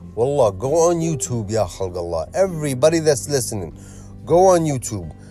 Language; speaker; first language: English; early bilingual, other home language; Arabic